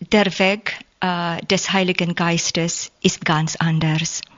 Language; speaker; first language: German; non-native, learner; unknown